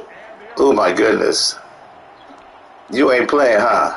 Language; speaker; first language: English; native; English